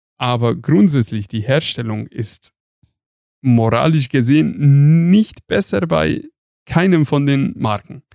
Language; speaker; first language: German; non-native, fluent; Hungarian